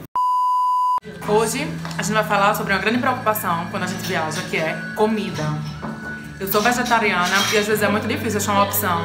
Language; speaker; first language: Portuguese; native; Portuguese